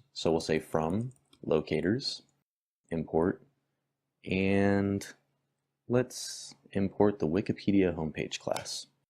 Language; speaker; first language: English; native; English